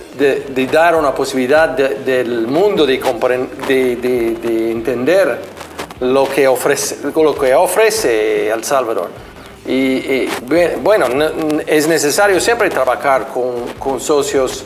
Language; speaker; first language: Spanish; non-native, fluent; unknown